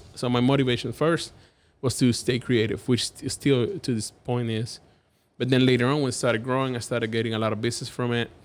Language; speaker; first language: English; non-native, fluent; Spanish